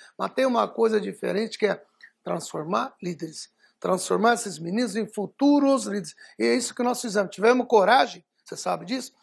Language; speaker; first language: Portuguese; early bilingual, other home language; Arabic